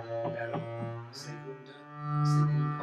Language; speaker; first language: Portuguese; non-native, learner; English